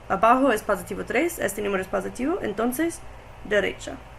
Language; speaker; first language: Spanish; non-native, learner; English